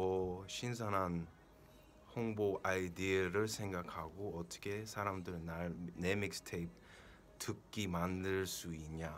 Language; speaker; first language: Korean; early bilingual, heritage; Korean